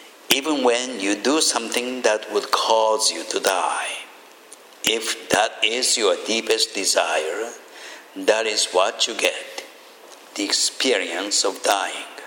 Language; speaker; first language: English; non-native, fluent; Japanese